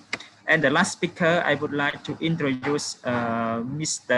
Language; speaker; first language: English; non-native, fluent; Khmer